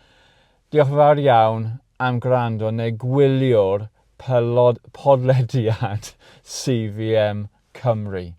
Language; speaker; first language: Welsh; non-native, learner; English